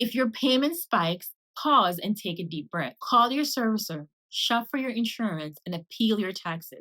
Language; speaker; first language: English; native; English